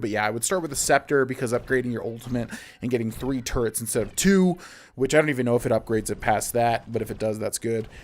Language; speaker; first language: English; native; English